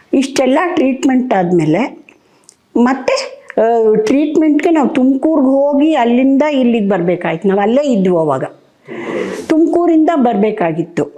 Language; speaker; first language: Kannada; native; Kannada